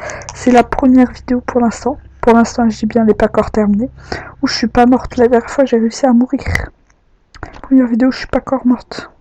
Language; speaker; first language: French; native; French